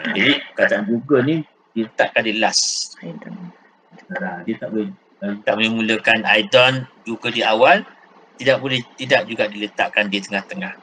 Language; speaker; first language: Malay; native; Malay